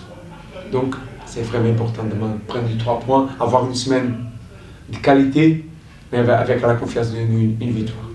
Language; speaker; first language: French; non-native, fluent; Portuguese